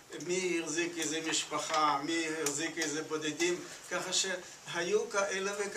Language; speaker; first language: Hebrew; non-native, fluent; Yiddish